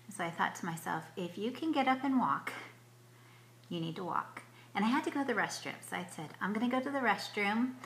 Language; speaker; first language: English; native; English